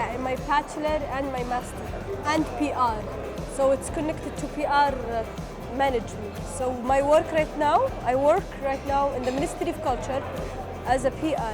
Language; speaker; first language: English; non-native, fluent; Arabic